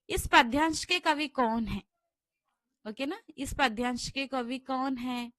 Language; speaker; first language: Hindi; non-native, local second language; Telugu